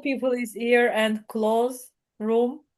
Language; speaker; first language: English; non-native, learner; Turkish